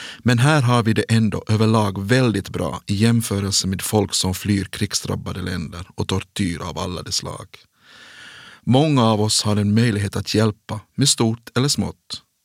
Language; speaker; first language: Swedish; native; Swedish